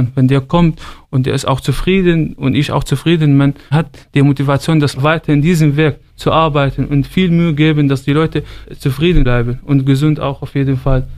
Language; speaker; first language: German; non-native, fluent; Arabic